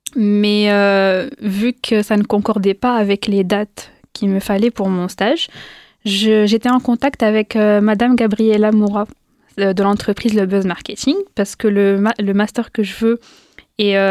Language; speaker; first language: French; non-native, local second language; Arabic